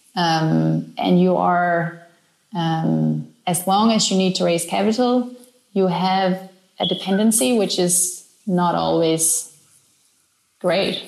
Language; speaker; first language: English; non-native, fluent; Danish